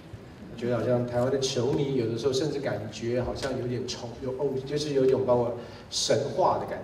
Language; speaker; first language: Chinese; native; Chinese